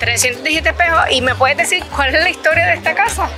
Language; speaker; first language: Spanish; native; Spanish